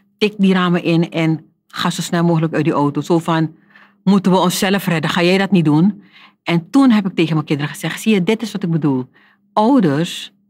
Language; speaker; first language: Dutch; native; Dutch